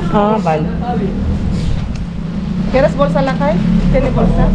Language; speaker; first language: Spanish; non-native, learner; Filipino